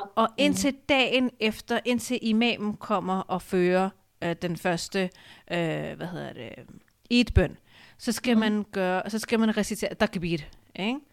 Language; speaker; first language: Danish; early bilingual, other home language; Urdu